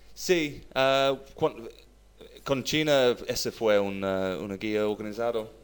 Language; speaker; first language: Spanish; non-native, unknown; English